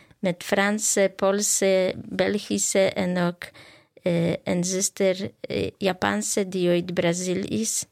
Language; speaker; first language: Dutch; non-native, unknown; Polish